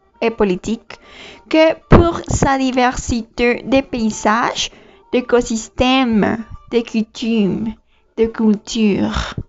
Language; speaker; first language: French; non-native, learner; Spanish